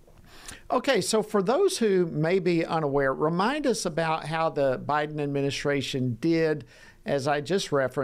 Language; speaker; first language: English; native; English